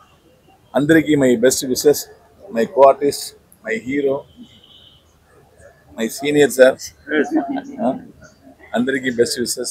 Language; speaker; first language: Telugu; non-native, learner; Tamil